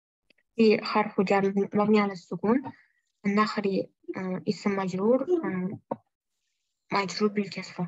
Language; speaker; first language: Arabic; non-native, learner; Uzbek